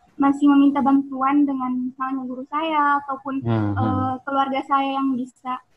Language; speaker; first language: Indonesian; native; Indonesian